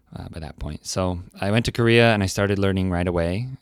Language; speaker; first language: English; native; English